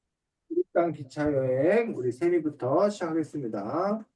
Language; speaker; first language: Korean; native; Korean